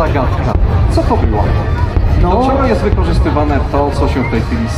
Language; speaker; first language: Polish; native; Polish